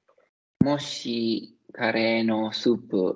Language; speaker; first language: Japanese; non-native, learner; Italian